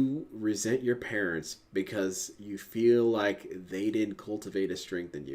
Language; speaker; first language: English; native; English